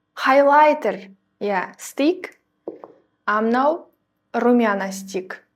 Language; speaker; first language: Russian; non-native, local second language; Kazakh